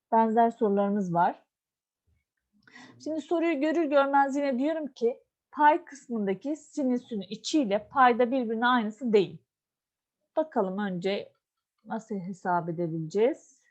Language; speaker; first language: Turkish; native; Turkish